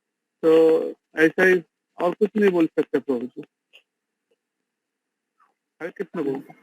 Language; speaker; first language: Hindi; non-native, local second language; Bangla